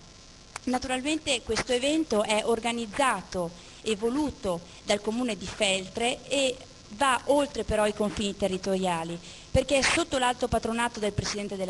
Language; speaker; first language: Italian; native; Italian